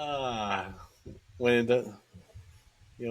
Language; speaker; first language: English; native; English